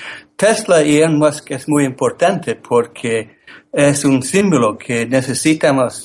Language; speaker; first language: Spanish; non-native, learner; English